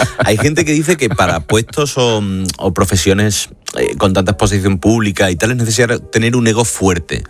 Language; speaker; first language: Spanish; native; Spanish